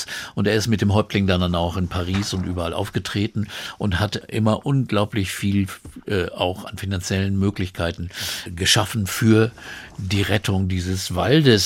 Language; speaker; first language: German; native; German